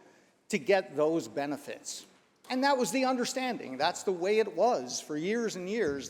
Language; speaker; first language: English; native; English